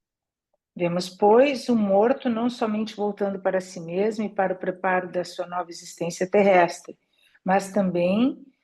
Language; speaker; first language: Portuguese; native; Portuguese